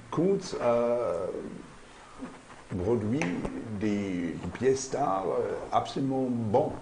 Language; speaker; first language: French; non-native, learner; German